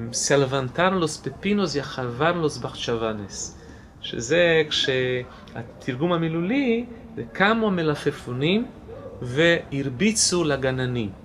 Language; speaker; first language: Hebrew; non-native, fluent; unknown